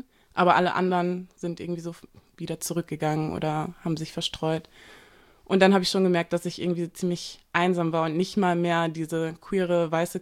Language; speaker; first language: German; native; German